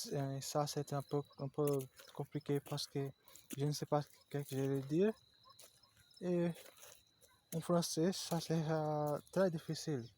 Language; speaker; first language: French; non-native, learner; Portuguese